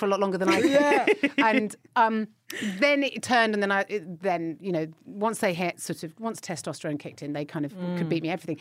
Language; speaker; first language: English; native; English